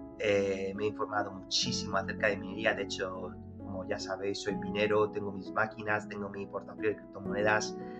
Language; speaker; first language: Spanish; early bilingual, other home language; Romanian